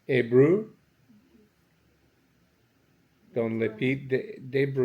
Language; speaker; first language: French; non-native, learner; English